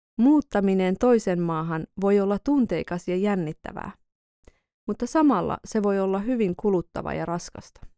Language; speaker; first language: Finnish; early bilingual, other home language; Kurdish